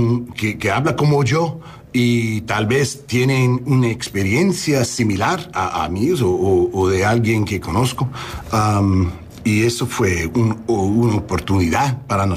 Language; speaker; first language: Spanish; non-native, learner; English